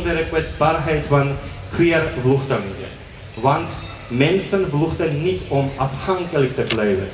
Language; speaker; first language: Dutch; non-native, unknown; Georgian